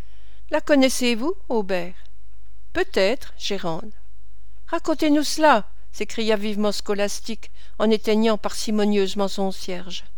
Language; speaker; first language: French; native; French